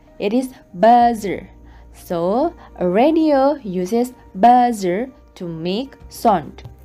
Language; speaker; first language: English; non-native, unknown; Indonesian